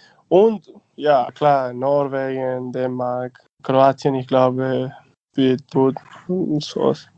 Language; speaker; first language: German; non-native, learner; Spanish